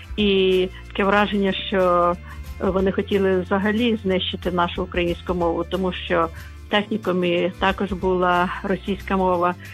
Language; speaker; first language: Ukrainian; native; Ukrainian